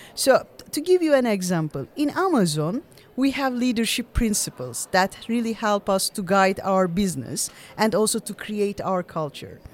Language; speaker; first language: English; non-native, fluent; Turkish